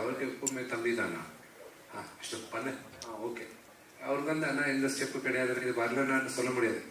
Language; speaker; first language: Tamil; non-native, local second language; Malayalam